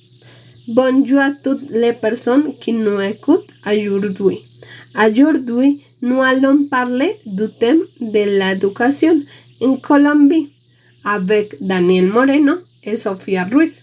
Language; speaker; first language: French; non-native, learner; Spanish